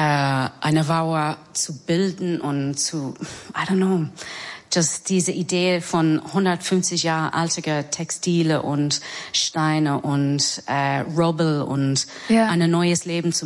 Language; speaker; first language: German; non-native, fluent; English